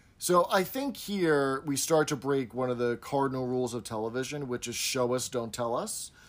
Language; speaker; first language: English; native; English